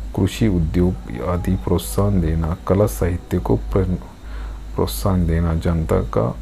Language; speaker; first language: Hindi; non-native, local second language; Marathi